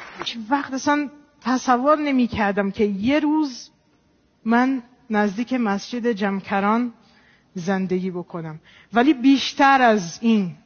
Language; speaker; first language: Persian; non-native, fluent; Portuguese